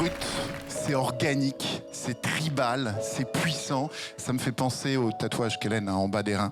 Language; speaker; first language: French; native; French